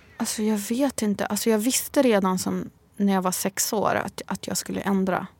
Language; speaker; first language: Swedish; early bilingual, other home language; Arabic